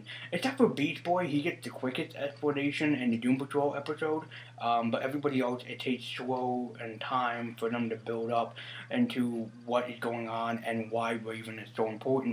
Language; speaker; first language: English; native; English